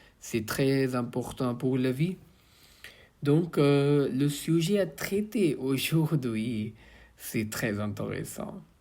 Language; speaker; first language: French; non-native, learner; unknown